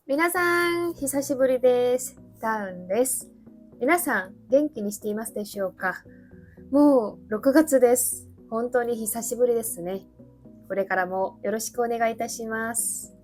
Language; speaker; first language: Japanese; non-native, fluent; Korean